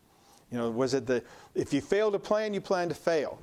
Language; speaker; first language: English; native; English